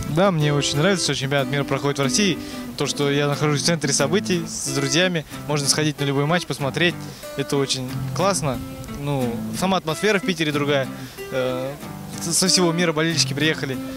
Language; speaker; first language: Russian; non-native, fluent; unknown